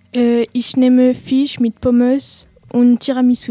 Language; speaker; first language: German; non-native, learner; French